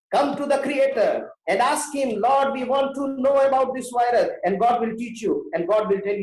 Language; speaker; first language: English; non-native, local second language; Hindi